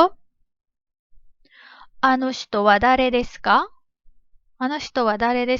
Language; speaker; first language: Japanese; non-native, fluent; Filipino